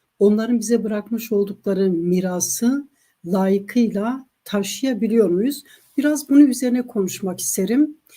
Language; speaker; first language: Turkish; non-native, local second language; Kurdish